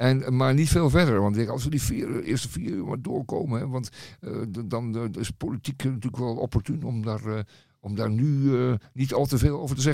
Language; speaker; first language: Dutch; native; Dutch